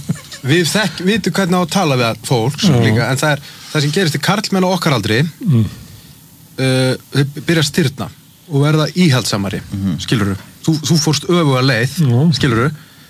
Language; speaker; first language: Icelandic; native; Icelandic